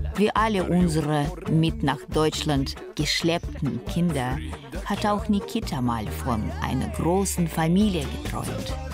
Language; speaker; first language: German; non-native, fluent; Russian